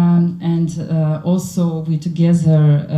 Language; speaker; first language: English; non-native, learner; Ukrainian